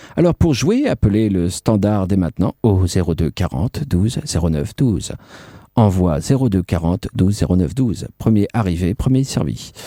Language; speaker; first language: French; native; French